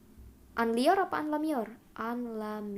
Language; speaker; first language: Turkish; non-native, fluent; Indonesian